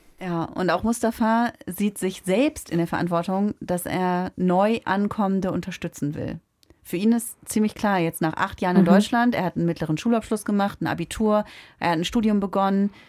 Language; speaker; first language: German; native; German